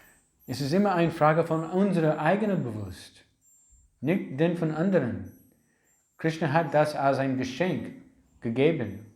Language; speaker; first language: German; non-native, learner; English